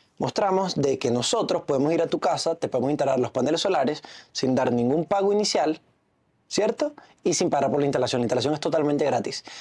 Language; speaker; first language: Spanish; native; Spanish